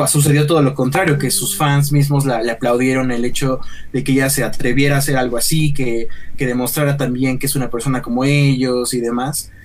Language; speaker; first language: Spanish; native; Spanish